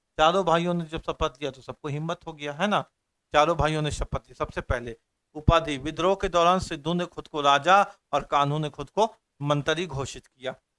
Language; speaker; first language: Hindi; native; Hindi